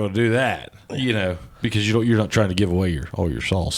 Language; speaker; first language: English; native; English